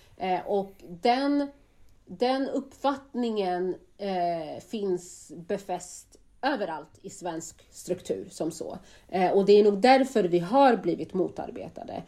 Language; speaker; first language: Swedish; native; Swedish